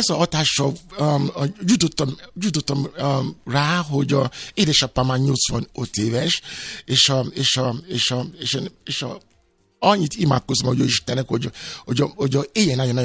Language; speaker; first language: Hungarian; non-native, fluent; Yoruba